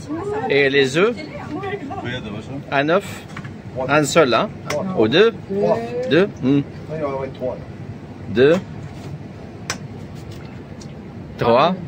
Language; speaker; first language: French; non-native, fluent; Arabic